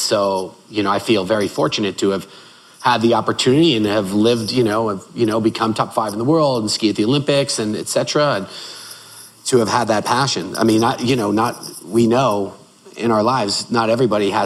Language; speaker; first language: English; native; English